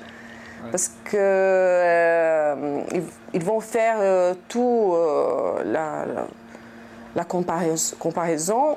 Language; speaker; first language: French; non-native, fluent; Portuguese